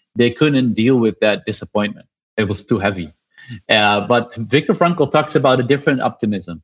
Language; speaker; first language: English; non-native, fluent; Dutch